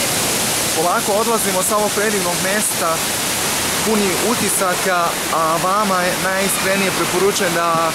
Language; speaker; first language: Bosnian; native; Bosnian